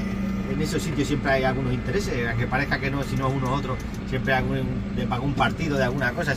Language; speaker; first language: Spanish; native; Spanish